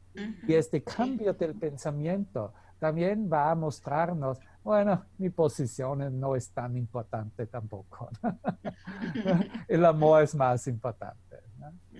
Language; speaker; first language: Spanish; non-native, fluent; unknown